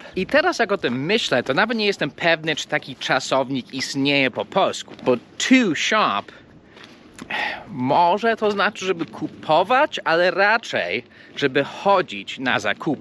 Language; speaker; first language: Polish; non-native, fluent; English